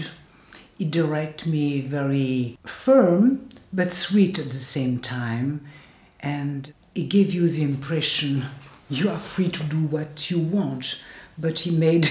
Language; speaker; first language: English; non-native, learner; French